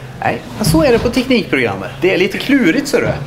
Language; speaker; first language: Swedish; native; Swedish